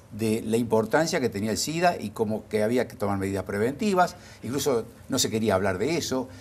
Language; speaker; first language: Spanish; native; Spanish